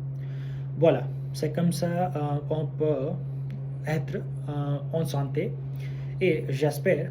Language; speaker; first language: French; non-native, learner; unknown